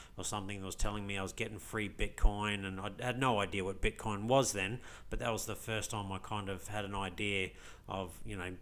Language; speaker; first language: English; native; English